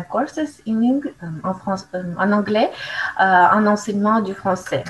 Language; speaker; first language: French; non-native, fluent; Russian